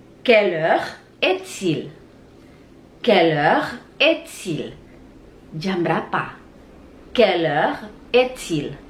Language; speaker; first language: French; non-native, fluent; Indonesian